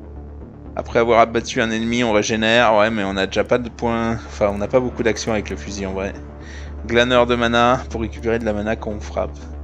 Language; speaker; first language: French; native; French